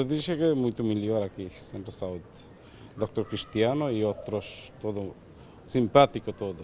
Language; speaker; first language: Portuguese; non-native, learner; Bangla